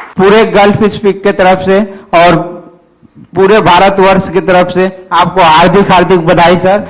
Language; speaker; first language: Hindi; non-native, local second language; Telugu